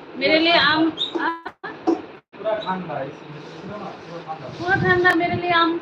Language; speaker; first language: Hindi; non-native, local second language; Bangla